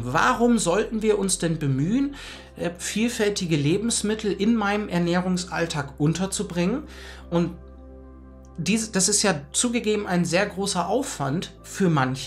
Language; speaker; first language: German; native; German